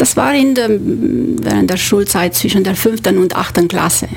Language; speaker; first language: German; non-native, fluent; Romanian